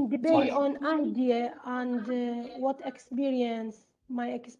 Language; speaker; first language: English; non-native, learner; Arabic